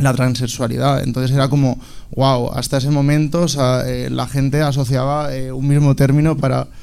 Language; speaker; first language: Spanish; native; Spanish